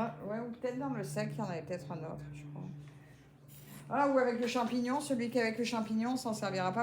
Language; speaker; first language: French; native; French